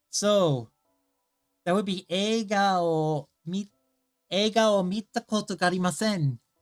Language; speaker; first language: Japanese; non-native, learner; English